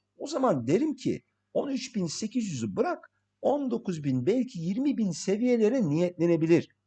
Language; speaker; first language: Turkish; early bilingual, heritage; English